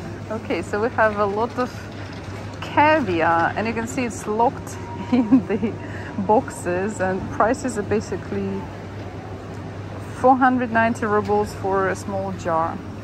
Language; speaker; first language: English; non-native, fluent; Russian